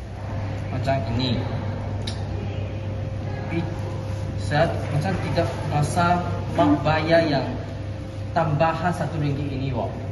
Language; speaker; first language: Indonesian; non-native, local second language; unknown